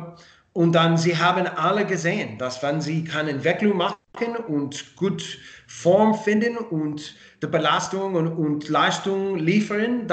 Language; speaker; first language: German; non-native, learner; English